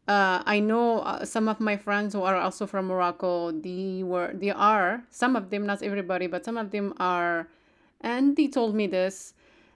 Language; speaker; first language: English; non-native, fluent; Arabic